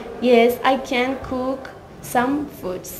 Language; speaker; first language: English; non-native, learner; Uzbek